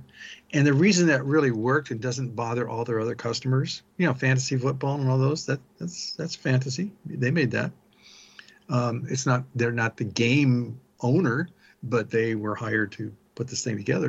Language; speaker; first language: English; native; English